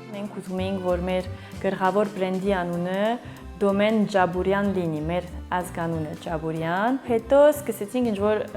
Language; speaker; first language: Armenian; early bilingual, heritage; Armenian